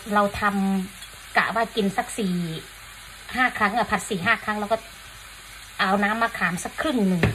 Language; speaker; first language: Thai; native; Thai